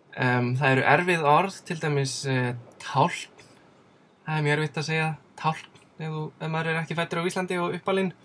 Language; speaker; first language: Icelandic; non-native, fluent; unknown